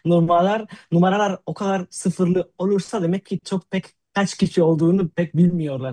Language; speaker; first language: Turkish; non-native, fluent; Spanish